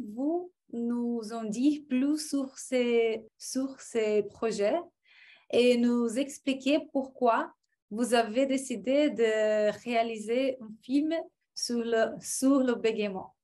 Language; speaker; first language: French; non-native, fluent; Portuguese